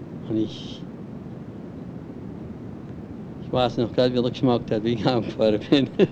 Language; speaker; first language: German; early bilingual, heritage; German